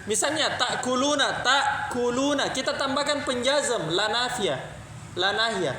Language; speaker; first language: Indonesian; native; Indonesian